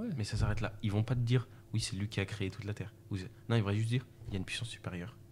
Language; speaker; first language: French; native; French